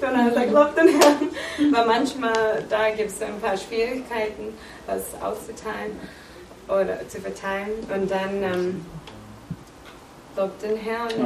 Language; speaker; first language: German; non-native, learner; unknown